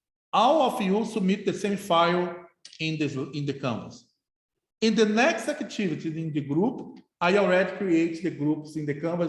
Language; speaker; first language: English; non-native, fluent; Portuguese